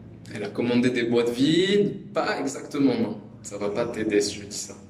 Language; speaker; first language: French; native; French